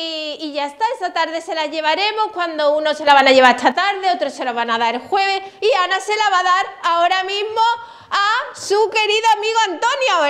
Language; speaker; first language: Spanish; native; Spanish